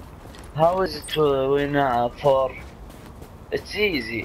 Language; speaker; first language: English; non-native, learner; Arabic